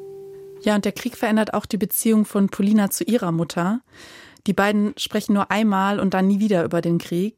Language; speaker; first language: German; native; German